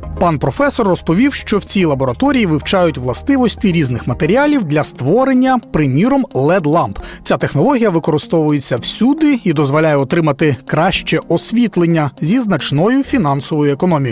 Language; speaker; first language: Ukrainian; native; Ukrainian